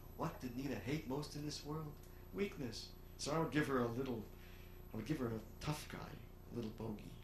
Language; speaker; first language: English; native; English